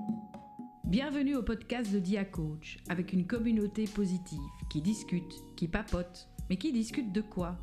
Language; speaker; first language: French; native; French